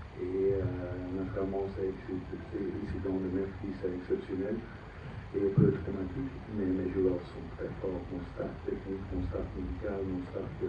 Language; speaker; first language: French; non-native, fluent; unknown